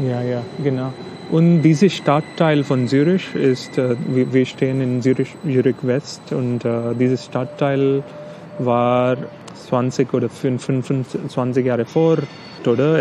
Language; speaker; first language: German; non-native, learner; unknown